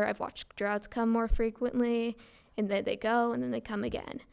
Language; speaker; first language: English; native; English